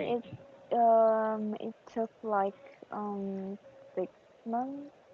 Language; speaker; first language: English; non-native, learner; Korean